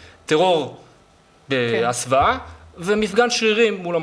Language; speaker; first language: Hebrew; native; Hebrew